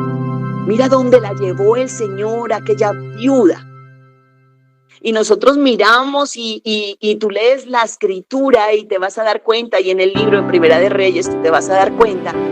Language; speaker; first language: Spanish; native; Spanish